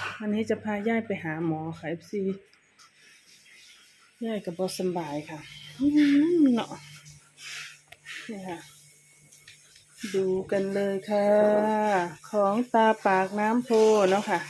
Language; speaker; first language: Thai; non-native, local second language; Lao